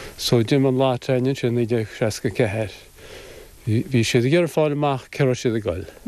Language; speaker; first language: Irish; native; Irish